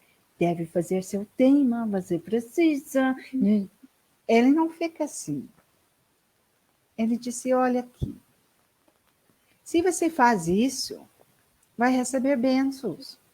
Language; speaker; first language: Portuguese; non-native, learner; English